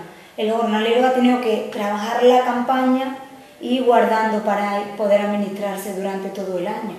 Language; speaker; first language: Spanish; native; Spanish